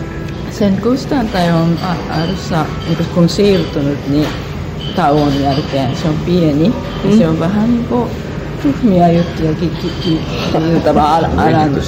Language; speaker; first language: Finnish; non-native, fluent; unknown